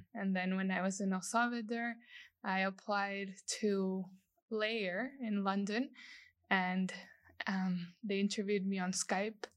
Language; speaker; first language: English; non-native, fluent; Spanish